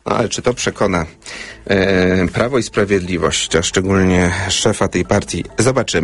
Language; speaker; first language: Polish; native; Polish